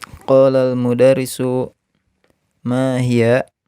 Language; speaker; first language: Arabic; non-native, learner; Indonesian